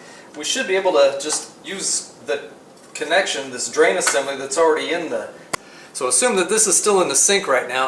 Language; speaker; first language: English; native; English